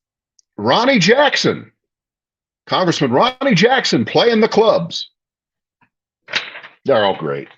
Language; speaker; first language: English; native; English